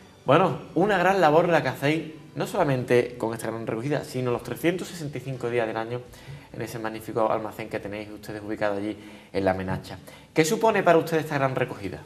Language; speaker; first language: Spanish; native; Spanish